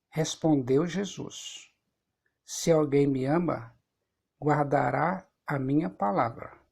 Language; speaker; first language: Portuguese; native; Portuguese